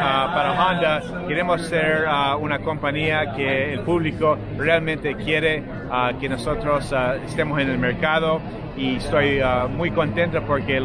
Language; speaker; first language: Spanish; non-native, fluent; English